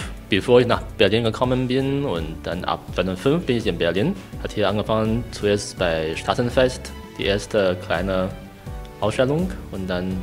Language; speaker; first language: German; non-native, learner; Chinese